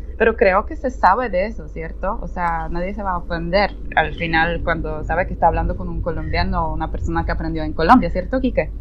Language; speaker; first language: Spanish; non-native, fluent; Polish